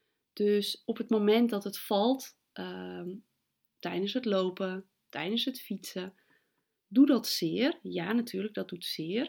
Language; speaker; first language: Dutch; native; Dutch